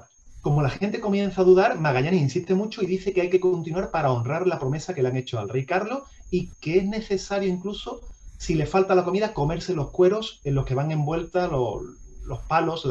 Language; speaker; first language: Spanish; native; Spanish